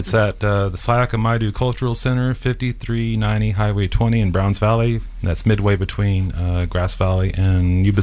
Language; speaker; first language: English; native; English